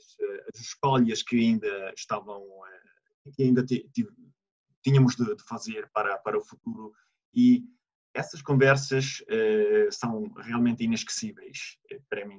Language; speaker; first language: Portuguese; non-native, fluent; Italian